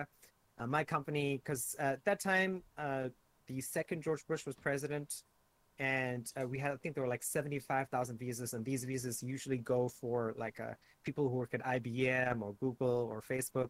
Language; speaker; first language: English; native; English